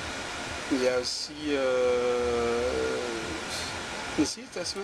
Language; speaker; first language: French; non-native, fluent; Arabic